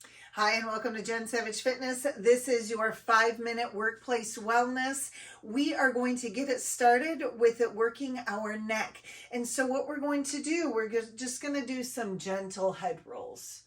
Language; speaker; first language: English; native; English